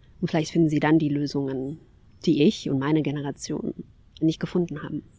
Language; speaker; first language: German; early bilingual, other home language; Kabyle